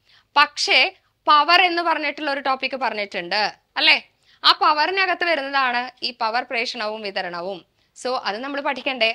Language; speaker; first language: Malayalam; native; Malayalam